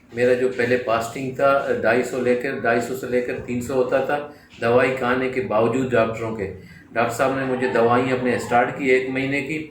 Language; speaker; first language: Urdu; non-native, local second language; Baluchi